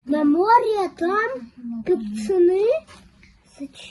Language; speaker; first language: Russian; early bilingual, other home language; Armenian